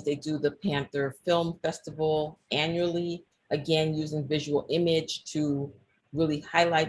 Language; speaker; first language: English; native; English